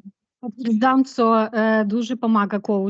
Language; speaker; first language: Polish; non-native, learner; Ukrainian